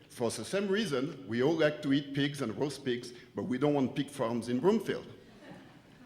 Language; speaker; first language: English; non-native, fluent; French